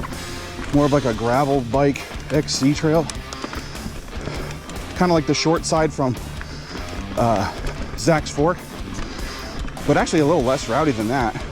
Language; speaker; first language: English; native; English